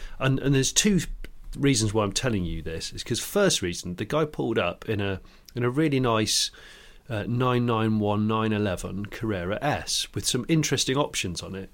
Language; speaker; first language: English; native; English